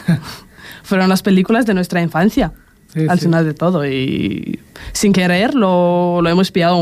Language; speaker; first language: Spanish; non-native, fluent; Romanian